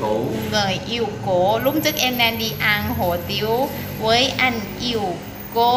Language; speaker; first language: Vietnamese; non-native, learner; Thai